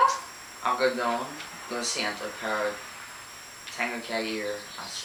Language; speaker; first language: Spanish; non-native, learner; English